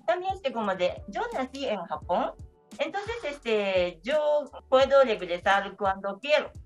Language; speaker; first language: Spanish; non-native, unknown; Japanese